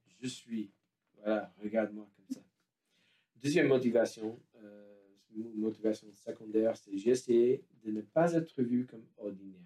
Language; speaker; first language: French; non-native, learner; English